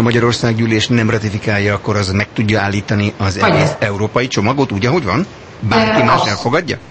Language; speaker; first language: Hungarian; native; Hungarian